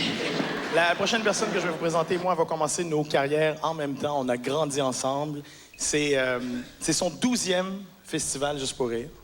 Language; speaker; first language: French; native; French